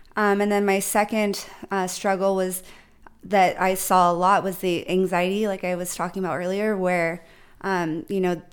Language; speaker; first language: English; native; English